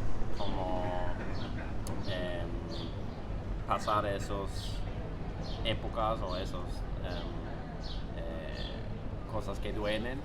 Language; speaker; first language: Spanish; non-native, fluent; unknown